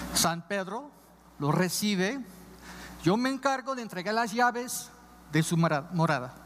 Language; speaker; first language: Spanish; non-native, fluent; English